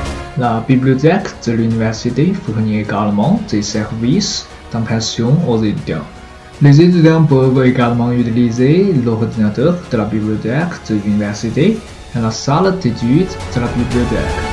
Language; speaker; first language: French; non-native, learner; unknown